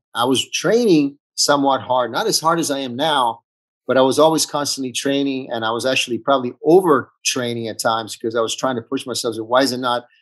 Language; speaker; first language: English; early bilingual, other home language; Italian